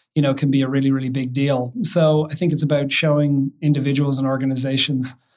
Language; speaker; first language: English; native; English